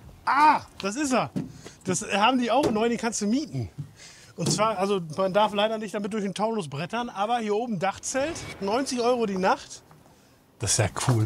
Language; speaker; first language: German; native; German